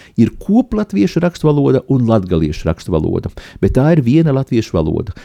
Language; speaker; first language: Latvian; native; Latvian